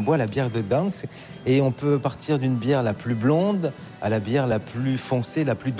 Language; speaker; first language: French; native; French